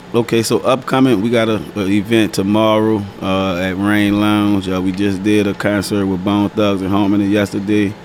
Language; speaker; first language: English; native; English